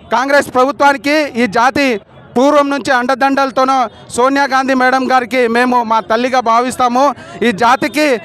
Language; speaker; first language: Telugu; non-native, local second language; Lambadi